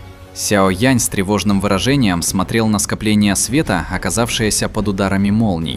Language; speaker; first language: Russian; native; Russian